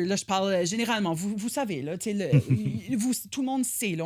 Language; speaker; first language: French; native; French